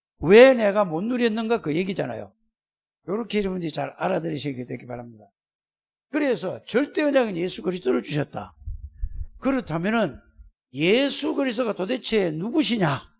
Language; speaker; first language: Korean; native; Korean